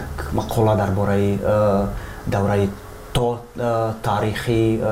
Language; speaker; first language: Tajik; non-native, fluent; Czech